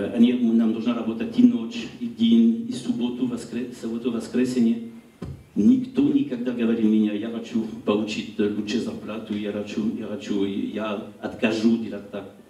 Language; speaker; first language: Russian; non-native, learner; French